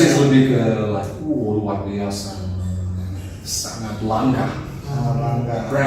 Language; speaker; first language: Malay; non-native, fluent; Dutch